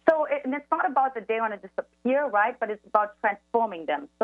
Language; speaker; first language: English; non-native, fluent; German